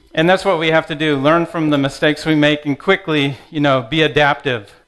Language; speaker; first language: English; native; English